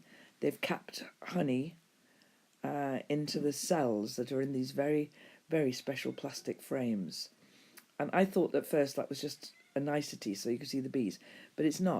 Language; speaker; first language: English; native; English